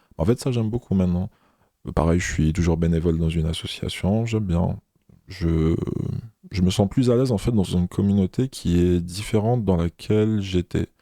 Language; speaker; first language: French; non-native, local second language; Arabic